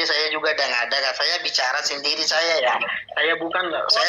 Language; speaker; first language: Indonesian; non-native, learner; Rohingya